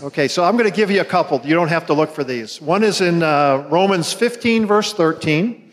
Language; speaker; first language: English; native; English